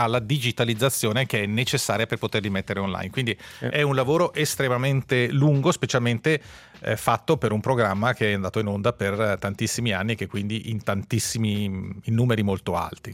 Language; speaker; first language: Italian; native; Italian